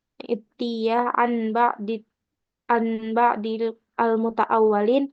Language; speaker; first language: Arabic; non-native, learner; Indonesian